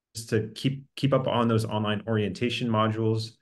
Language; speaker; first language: English; native; English